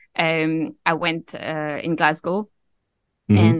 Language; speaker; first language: English; non-native, fluent; French